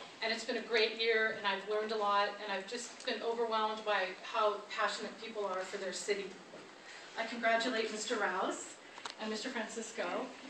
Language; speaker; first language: English; early bilingual, other home language; Spanish